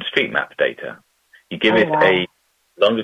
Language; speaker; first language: English; native; English